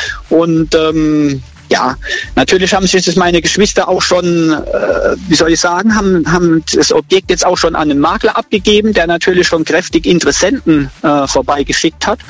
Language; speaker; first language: German; native; German